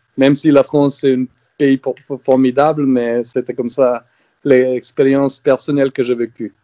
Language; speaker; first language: French; non-native, fluent; Serbian